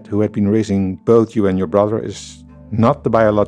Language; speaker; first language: English; non-native, fluent; Dutch